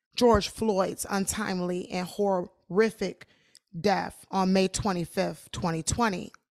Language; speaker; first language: English; native; English